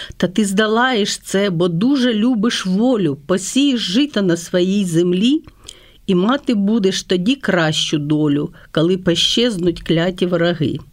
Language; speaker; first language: Ukrainian; non-native, local second language; Russian